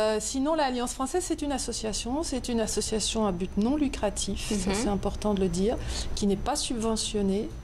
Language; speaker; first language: French; native; French